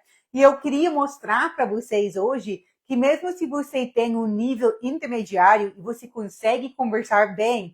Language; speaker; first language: Portuguese; non-native, fluent; English